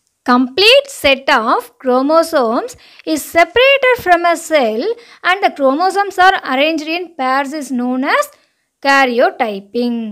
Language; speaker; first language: English; non-native, local second language; Tamil